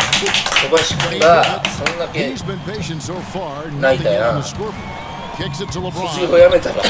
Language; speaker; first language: Japanese; native; Japanese